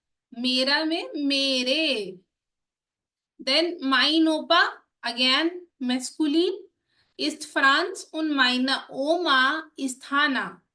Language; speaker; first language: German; non-native, learner; Hindi